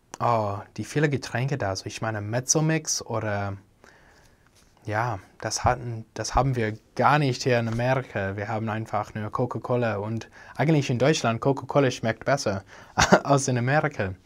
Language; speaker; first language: German; non-native, fluent; English